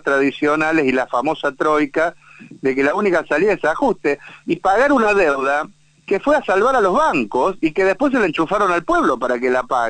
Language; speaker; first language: Spanish; native; Spanish